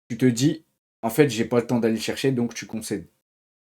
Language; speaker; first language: French; native; French